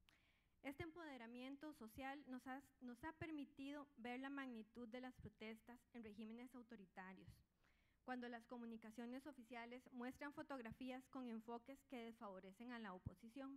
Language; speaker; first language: Spanish; native; Spanish